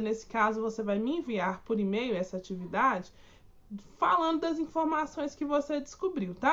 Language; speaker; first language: Portuguese; native; Portuguese